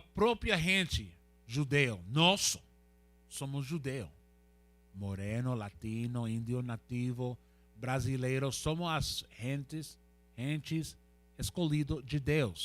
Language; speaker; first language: Portuguese; non-native, learner; Spanish